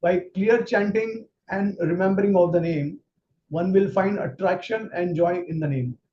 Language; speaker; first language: English; non-native, local second language; Hindi